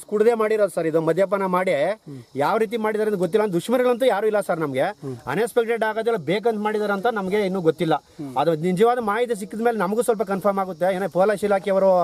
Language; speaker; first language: Kannada; native; Kannada